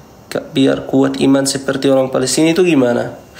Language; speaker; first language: Indonesian; non-native, fluent; Arabic